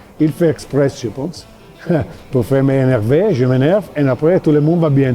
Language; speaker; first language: French; non-native, fluent; Italian